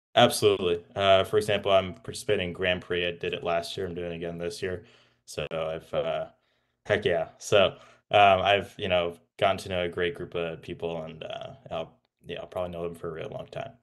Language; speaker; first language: English; native; English